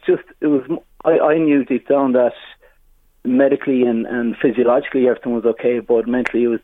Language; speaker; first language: English; native; English